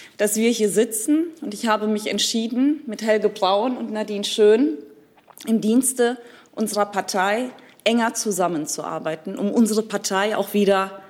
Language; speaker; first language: German; early bilingual, other home language; Turkish